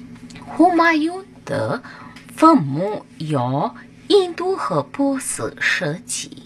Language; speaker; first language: Chinese; non-native, fluent; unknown